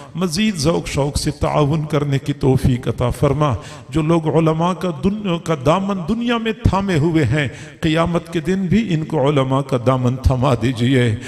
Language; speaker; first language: Urdu; non-native, local second language; Punjabi